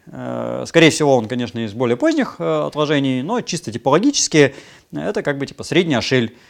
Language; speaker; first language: Russian; native; Russian